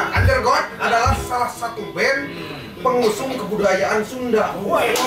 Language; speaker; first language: Indonesian; non-native, local second language; Sundanese